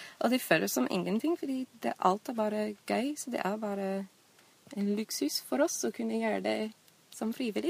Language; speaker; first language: Norwegian; non-native, fluent; English